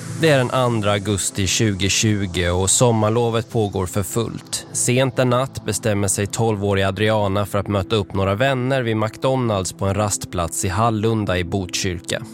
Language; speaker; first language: Swedish; native; Swedish